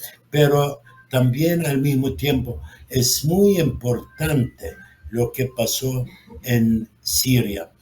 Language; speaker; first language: Spanish; non-native, fluent; Arabic